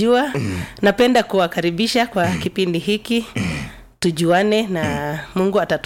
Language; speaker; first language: Swahili; non-native, local second language; Kalenjin